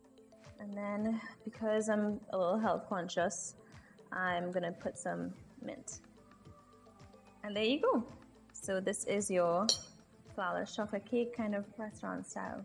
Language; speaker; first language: English; native; English